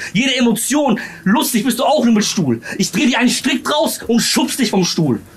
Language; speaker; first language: German; early bilingual, other home language; Romanian